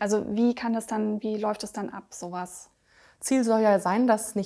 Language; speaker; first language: German; native; German